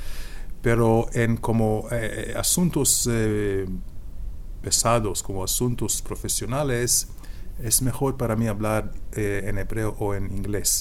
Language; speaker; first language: Spanish; non-native, learner; Hebrew